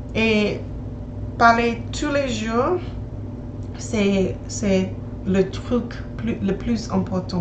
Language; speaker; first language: French; non-native, learner; English